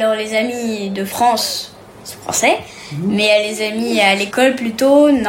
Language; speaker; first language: French; early bilingual, heritage; French